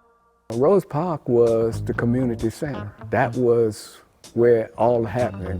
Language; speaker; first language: English; native; English